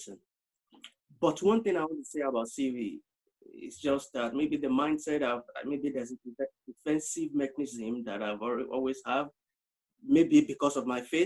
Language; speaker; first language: English; non-native, local second language; Yoruba